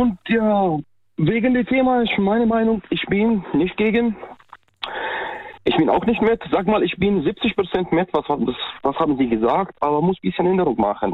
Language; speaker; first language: German; non-native, learner; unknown